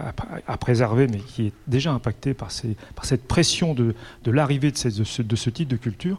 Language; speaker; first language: French; native; French